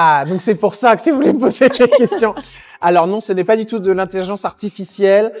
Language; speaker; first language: French; native; French